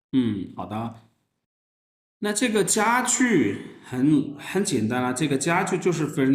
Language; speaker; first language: Chinese; non-native, fluent; Urdu